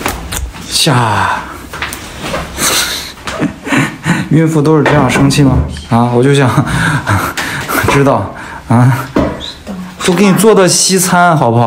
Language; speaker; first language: Chinese; native; Chinese